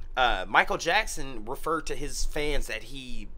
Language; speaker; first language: English; native; English